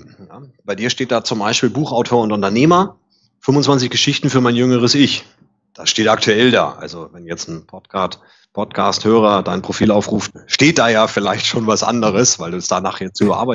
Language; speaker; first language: German; native; German